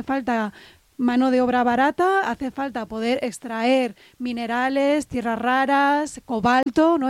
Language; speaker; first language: Spanish; native; Spanish